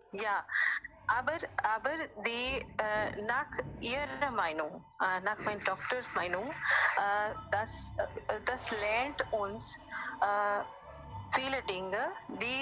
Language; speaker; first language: German; non-native, learner; Hindi